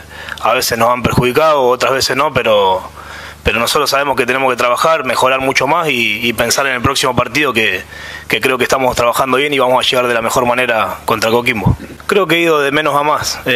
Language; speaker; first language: Spanish; native; Spanish